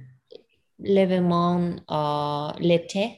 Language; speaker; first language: French; non-native, learner; English